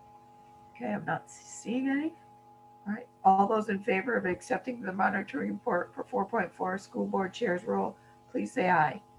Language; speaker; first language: English; native; English